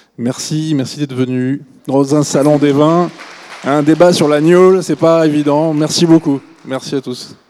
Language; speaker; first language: French; native; French